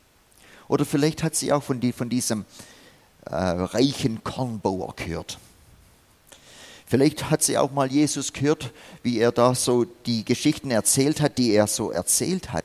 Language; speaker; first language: German; non-native, fluent; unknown